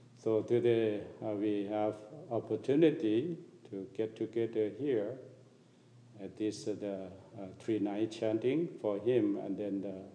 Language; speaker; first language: English; non-native, fluent; Thai